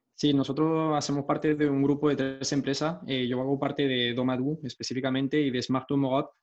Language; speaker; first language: Spanish; non-native, fluent; French